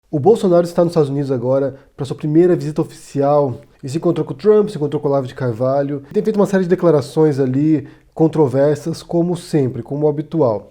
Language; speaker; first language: Portuguese; native; Portuguese